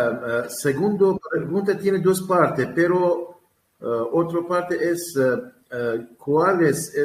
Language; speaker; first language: Spanish; non-native, learner; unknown